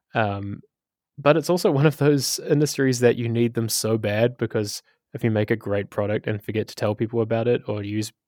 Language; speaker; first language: English; native; English